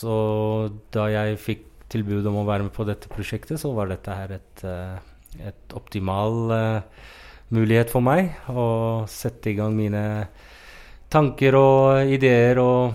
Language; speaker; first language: Norwegian; non-native, fluent; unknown